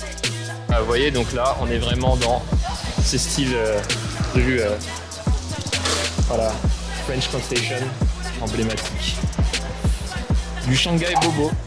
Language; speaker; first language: French; native; French